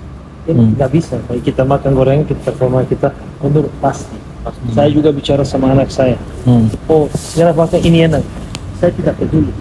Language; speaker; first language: Indonesian; non-native, fluent; Serbian